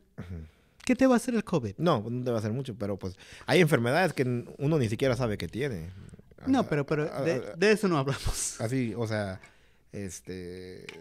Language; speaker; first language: Spanish; early bilingual, heritage; Spanish